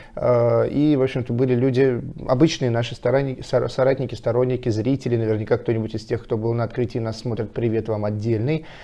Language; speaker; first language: Russian; native; Russian